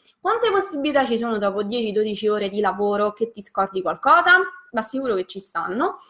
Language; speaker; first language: Italian; native; Italian